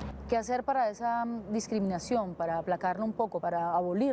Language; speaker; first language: Spanish; native; Spanish